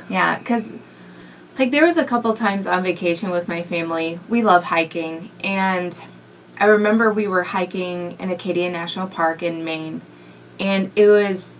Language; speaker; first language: English; native; English